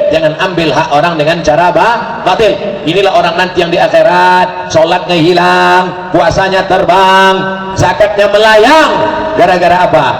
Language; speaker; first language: Indonesian; native; Indonesian